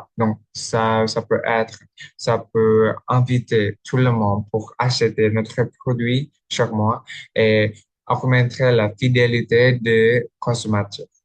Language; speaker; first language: French; non-native, learner; Indonesian